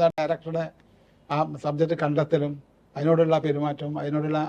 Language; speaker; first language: Malayalam; native; Malayalam